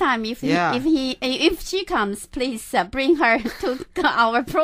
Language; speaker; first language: English; non-native, local second language; Chinese